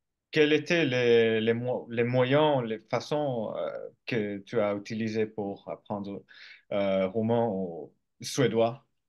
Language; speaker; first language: French; non-native, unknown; Finnish